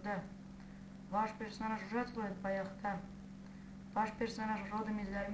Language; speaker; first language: Russian; non-native, fluent; Armenian